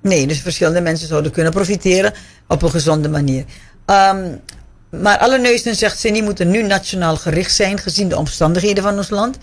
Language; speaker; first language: Dutch; native; Dutch